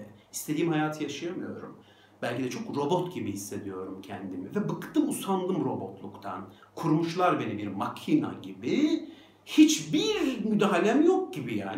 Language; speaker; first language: Turkish; native; Turkish